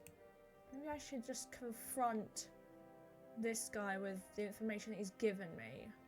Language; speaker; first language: English; native; English